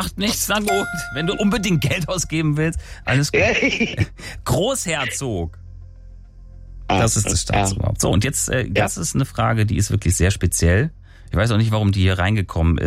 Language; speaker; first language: German; native; German